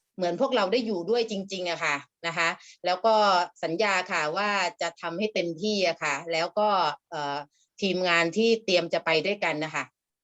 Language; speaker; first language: Thai; native; Thai